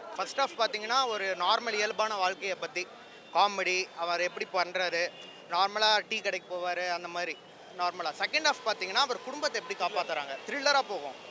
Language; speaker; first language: Tamil; native; Tamil